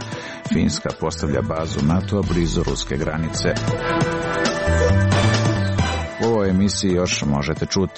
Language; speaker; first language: Serbian; native; Serbian